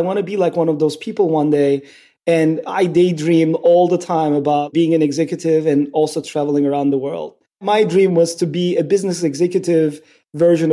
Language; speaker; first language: English; non-native, fluent; Turkish